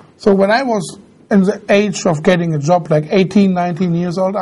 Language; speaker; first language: English; non-native, fluent; German